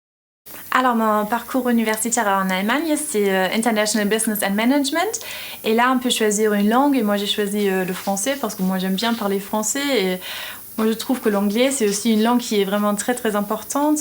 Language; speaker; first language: French; non-native, fluent; German